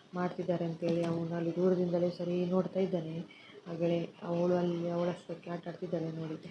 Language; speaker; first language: Kannada; non-native, local second language; Tulu